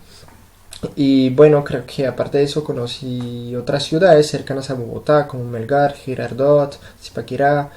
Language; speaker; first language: Spanish; non-native, fluent; French